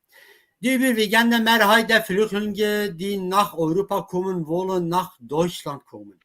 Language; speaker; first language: German; non-native, fluent; Kurdish